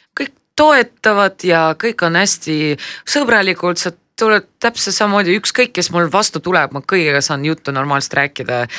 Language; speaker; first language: Estonian; non-native, local second language; Russian